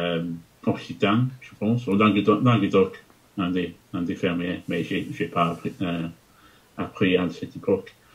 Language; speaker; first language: French; non-native, fluent; English